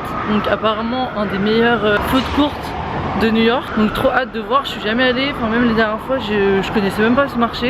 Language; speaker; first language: French; native; French